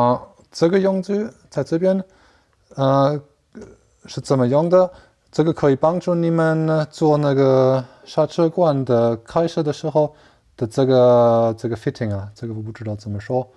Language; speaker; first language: Chinese; non-native, learner; German